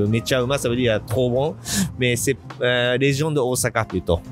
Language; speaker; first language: French; non-native, learner; Japanese